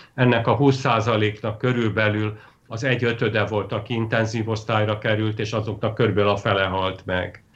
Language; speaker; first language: Hungarian; native; Hungarian